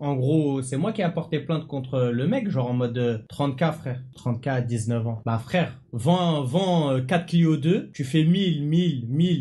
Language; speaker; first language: French; native; French